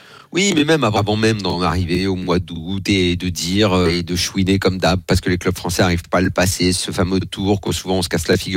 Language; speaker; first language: French; native; French